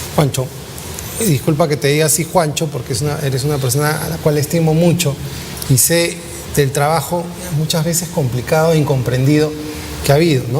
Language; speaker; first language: Spanish; native; Spanish